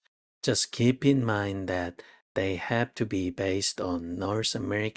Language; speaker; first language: English; non-native, fluent; Korean